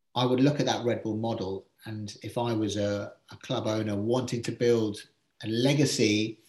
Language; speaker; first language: English; native; English